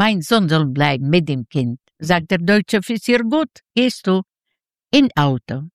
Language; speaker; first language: German; non-native, learner; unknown